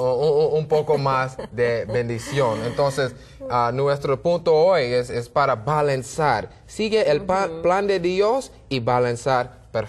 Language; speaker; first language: Spanish; non-native, learner; English